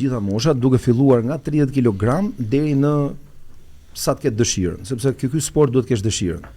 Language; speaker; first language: Albanian; native; Albanian